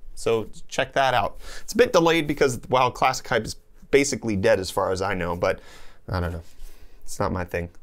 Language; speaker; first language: English; native; English